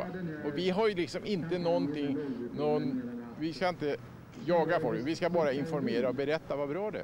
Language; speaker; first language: Swedish; native; Swedish